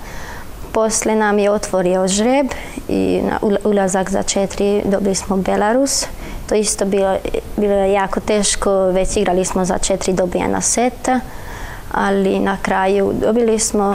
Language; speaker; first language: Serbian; non-native, local second language; Hungarian